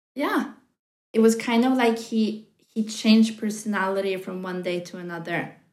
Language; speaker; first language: English; non-native, fluent; Norwegian